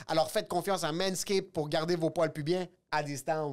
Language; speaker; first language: French; native; French